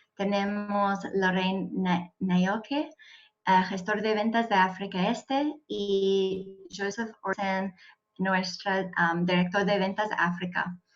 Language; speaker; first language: Spanish; non-native, learner; English